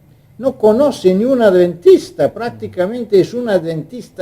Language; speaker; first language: Spanish; non-native, fluent; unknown